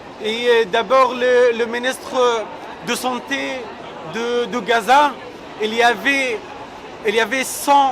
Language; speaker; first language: French; non-native, fluent; Arabic